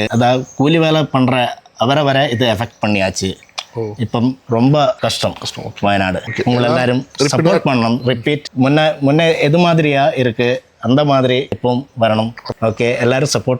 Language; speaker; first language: Tamil; non-native, learner; Malayalam